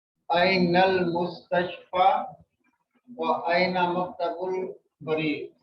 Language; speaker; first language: Arabic; non-native, learner; Urdu